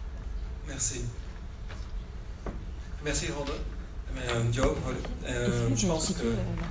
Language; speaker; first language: French; non-native, fluent; Dutch